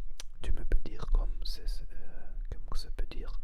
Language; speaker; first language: French; non-native, learner; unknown